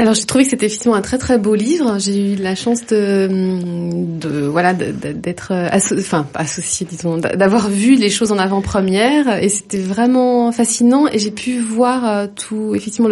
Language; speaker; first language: French; native; French